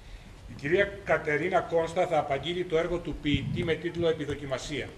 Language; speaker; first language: Greek; native; Greek